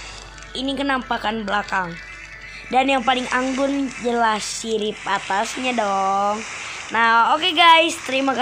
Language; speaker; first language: Indonesian; native; Indonesian